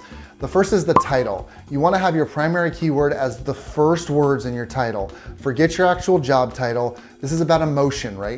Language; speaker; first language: English; native; English